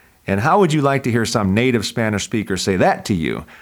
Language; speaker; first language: English; native; English